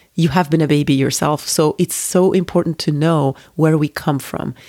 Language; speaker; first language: English; non-native, fluent; Turkish